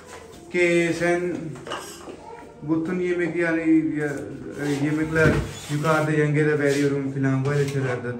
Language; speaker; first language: Turkish; non-native, learner; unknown